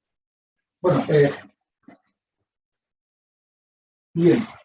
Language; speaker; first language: Spanish; native; Spanish